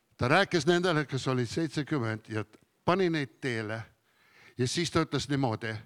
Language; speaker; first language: Estonian; non-native, fluent; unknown